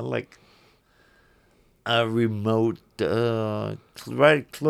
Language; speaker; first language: English; non-native, fluent; French